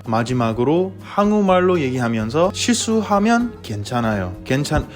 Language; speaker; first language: Korean; non-native, fluent; English